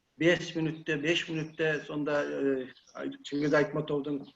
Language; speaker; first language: Kyrgyz; non-native, learner; Kazakh